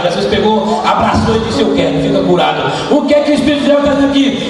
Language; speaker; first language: Portuguese; native; Portuguese